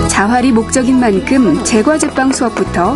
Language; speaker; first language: Korean; native; Korean